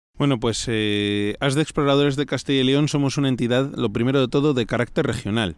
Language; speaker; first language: Spanish; native; Spanish